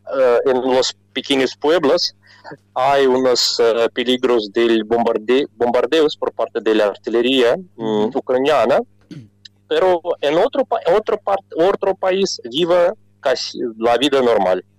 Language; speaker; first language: Spanish; non-native, fluent; Russian